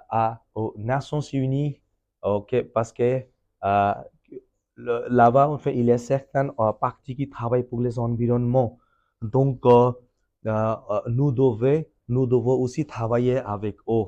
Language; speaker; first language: French; non-native, fluent; Bangla